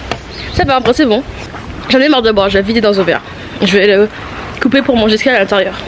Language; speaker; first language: French; native; French